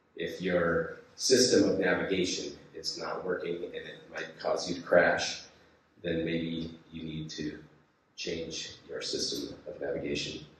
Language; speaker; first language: English; native; English